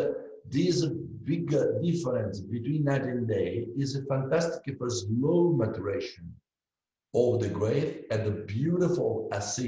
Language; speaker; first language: English; non-native, learner; Italian